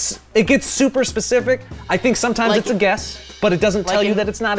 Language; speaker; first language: English; native; English